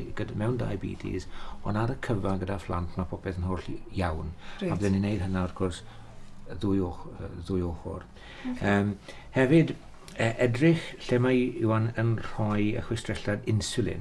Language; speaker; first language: Welsh; native; Welsh